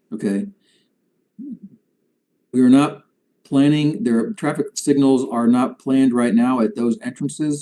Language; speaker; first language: English; native; English